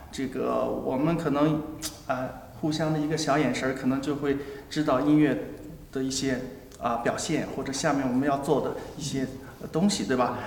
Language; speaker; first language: Chinese; native; Chinese